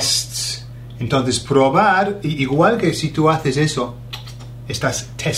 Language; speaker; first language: Spanish; non-native, fluent; English